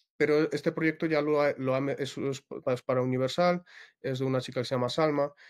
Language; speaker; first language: Spanish; non-native, fluent; Russian